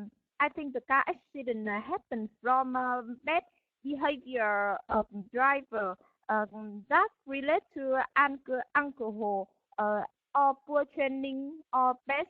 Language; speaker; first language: English; non-native, learner; Vietnamese